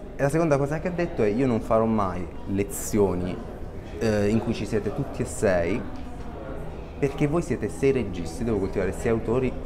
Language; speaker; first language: Italian; native; Italian